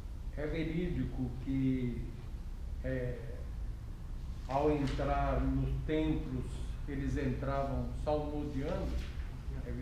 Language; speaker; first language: Portuguese; native; Portuguese